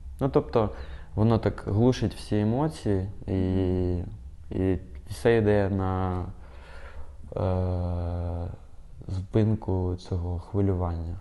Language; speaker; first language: Ukrainian; non-native, local second language; Russian